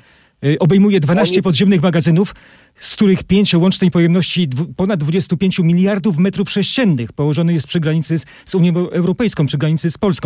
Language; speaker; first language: Polish; native; Polish